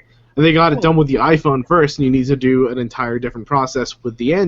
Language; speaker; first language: English; native; English